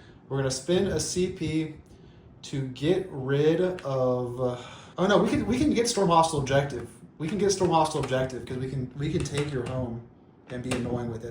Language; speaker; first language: English; native; English